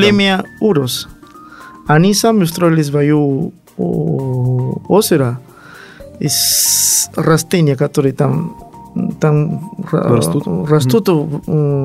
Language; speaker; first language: Russian; non-native, learner; Spanish